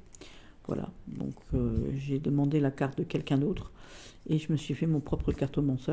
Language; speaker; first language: French; native; French